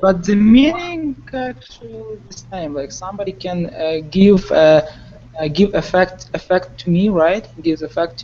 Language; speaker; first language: English; non-native, learner; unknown